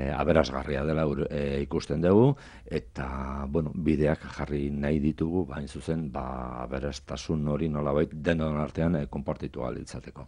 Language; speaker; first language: Basque; non-native, local second language; Spanish